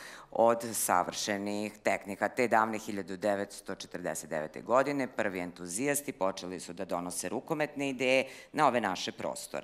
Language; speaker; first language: Serbian; native; Serbian